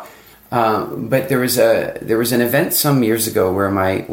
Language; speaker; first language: English; native; English